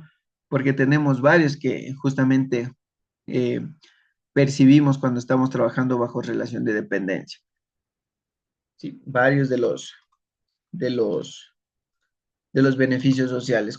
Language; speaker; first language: Spanish; native; Spanish